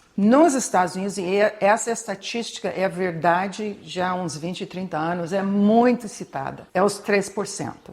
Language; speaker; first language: Portuguese; non-native, fluent; English